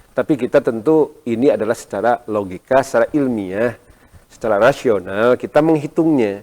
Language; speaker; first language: Indonesian; non-native, local second language; Sundanese